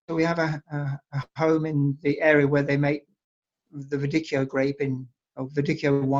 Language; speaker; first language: English; native; English